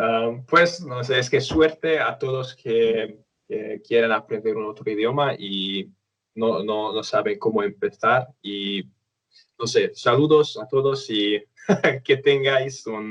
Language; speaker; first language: Spanish; non-native, fluent; Romanian